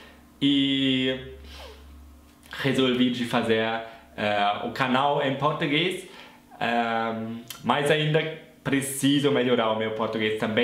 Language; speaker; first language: Portuguese; non-native, fluent; German